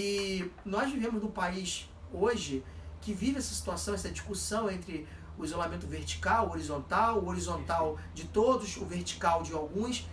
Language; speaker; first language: Portuguese; native; Portuguese